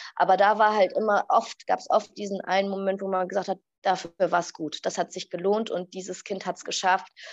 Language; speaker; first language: German; early bilingual, other home language; Arabic